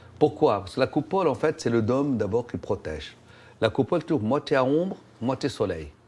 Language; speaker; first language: French; non-native, local second language; Arabic